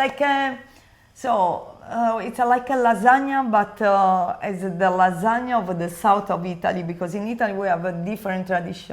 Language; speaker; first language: English; non-native, learner; Italian